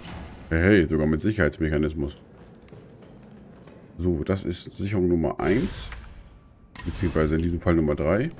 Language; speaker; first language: German; native; German